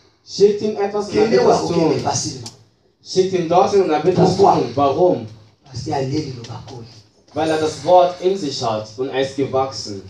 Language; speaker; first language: German; non-native, fluent; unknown